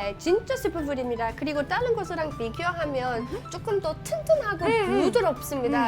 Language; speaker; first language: Korean; non-native, fluent; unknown